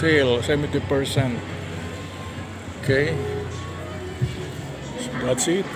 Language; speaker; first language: English; non-native, local second language; Filipino